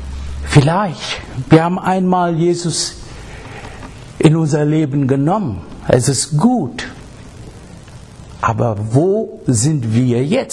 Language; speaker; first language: German; non-native, fluent; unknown